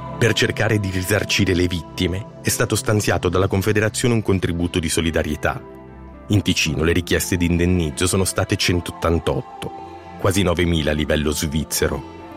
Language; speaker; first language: Italian; native; Italian